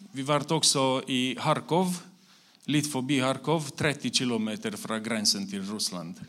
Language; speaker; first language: Norwegian; non-native, fluent; Romanian